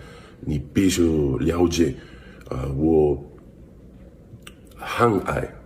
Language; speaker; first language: Chinese; non-native, learner; English